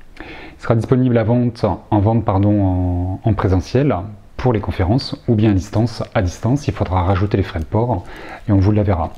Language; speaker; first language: French; native; French